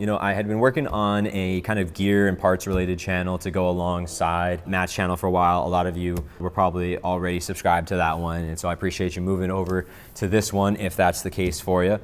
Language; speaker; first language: English; native; English